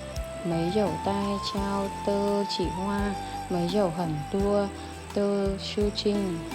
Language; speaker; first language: Chinese; non-native, learner; Vietnamese